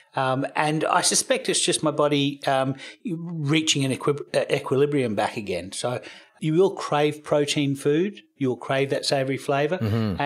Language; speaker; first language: English; native; English